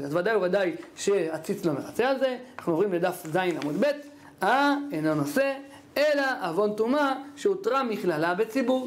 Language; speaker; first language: Hebrew; native; Hebrew